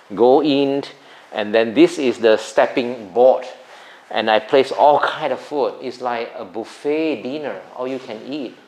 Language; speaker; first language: English; non-native, local second language; Min Nan Chinese